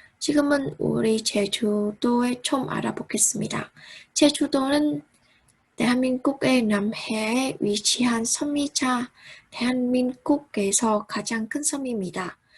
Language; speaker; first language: Korean; non-native, learner; Vietnamese